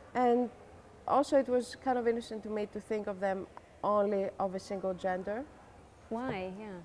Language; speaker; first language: English; non-native, fluent; Greek